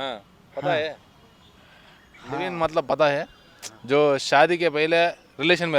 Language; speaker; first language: Hindi; non-native, local second language; Telugu